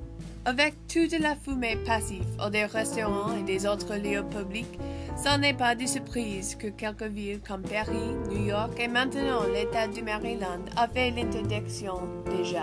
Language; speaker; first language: French; non-native, learner; English